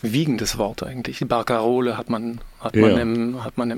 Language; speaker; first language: German; native; German